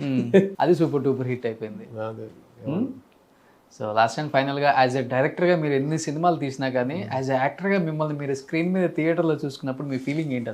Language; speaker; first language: Telugu; native; Telugu